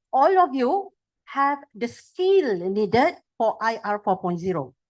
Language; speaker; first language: English; non-native, local second language; Malay